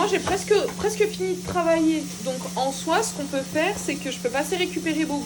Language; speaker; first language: French; native; French